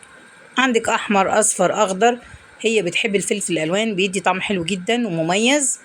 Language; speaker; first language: Arabic; native; Arabic